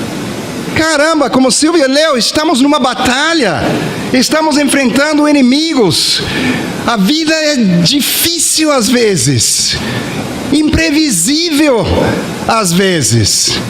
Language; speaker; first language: Portuguese; non-native, fluent; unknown